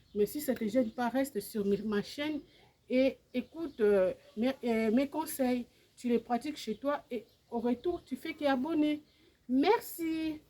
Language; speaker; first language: French; non-native, local second language; Lingala